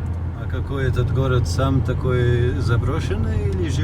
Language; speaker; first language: Russian; non-native, fluent; Latvian